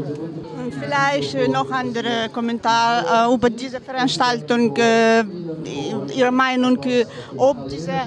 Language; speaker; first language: German; non-native, learner; Ukrainian